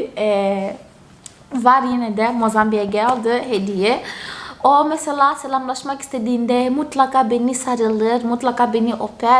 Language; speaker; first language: Turkish; non-native, fluent; Portuguese